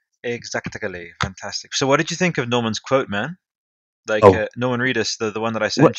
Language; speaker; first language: English; early bilingual, other home language; Italian